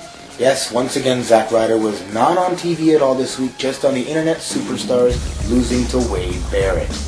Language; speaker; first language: English; native; English